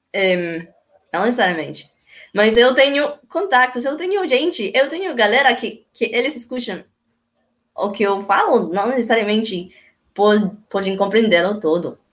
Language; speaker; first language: Portuguese; non-native, learner; Spanish